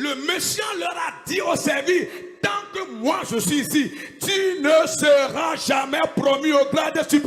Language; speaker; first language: French; non-native, local second language; Ewe